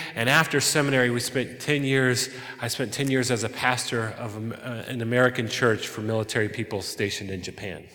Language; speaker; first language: English; native; English